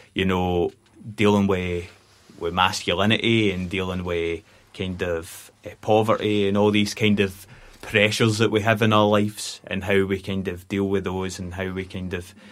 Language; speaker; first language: English; native; English